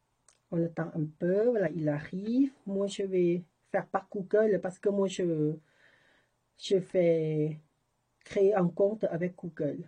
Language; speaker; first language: French; non-native, learner; Thai